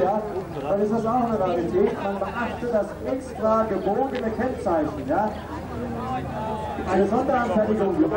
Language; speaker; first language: German; native; German